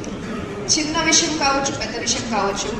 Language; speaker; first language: Telugu; non-native, fluent; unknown